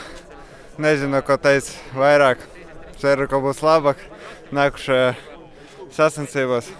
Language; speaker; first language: Latvian; non-native, local second language; Russian